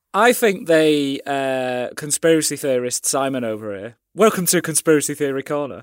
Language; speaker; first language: English; native; English